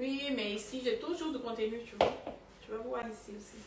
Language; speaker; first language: French; non-native, fluent; Portuguese